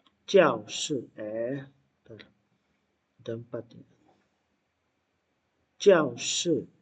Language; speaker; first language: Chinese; non-native, fluent; Indonesian